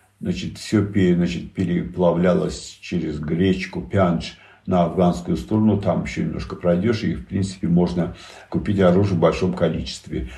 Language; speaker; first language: Russian; non-native, local second language; Tajik